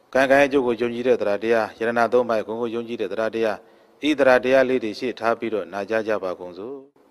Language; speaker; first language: Burmese; native; Burmese